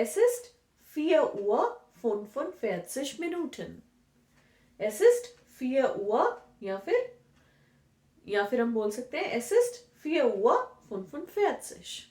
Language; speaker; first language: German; non-native, fluent; Hindi